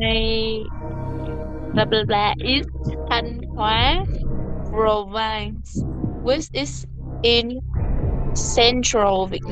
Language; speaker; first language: English; non-native, learner; Vietnamese